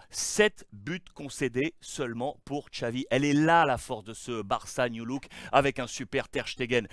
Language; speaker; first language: French; native; French